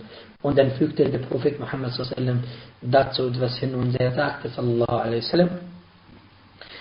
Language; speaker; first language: German; non-native, fluent; Arabic